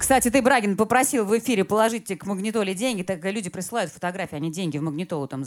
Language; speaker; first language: Russian; native; Russian